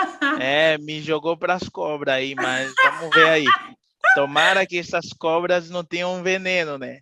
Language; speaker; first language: Portuguese; non-native, fluent; Haitian Creole